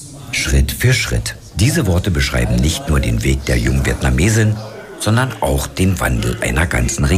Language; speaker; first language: German; native; German